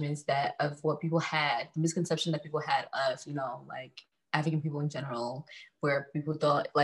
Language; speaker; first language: English; early bilingual, other home language; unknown